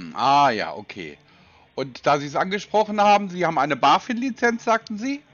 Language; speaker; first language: German; native; German